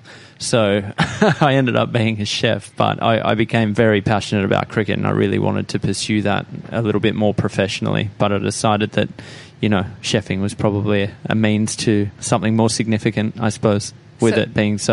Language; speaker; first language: English; native; English